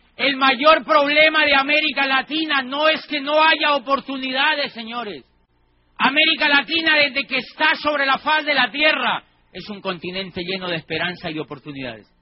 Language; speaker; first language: Spanish; native; Spanish